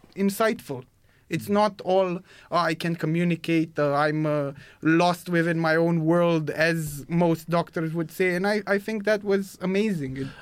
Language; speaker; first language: English; non-native, fluent; Romanian